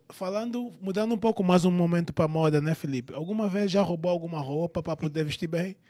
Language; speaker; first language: Portuguese; native; Portuguese